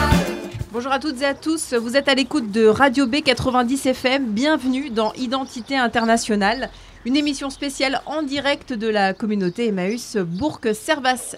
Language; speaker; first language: French; native; French